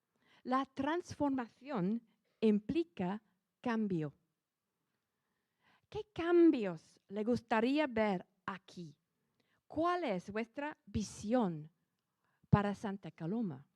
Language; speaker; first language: Spanish; non-native, fluent; English